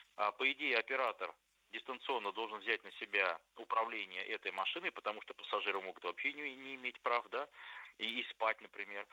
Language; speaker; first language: Russian; native; Russian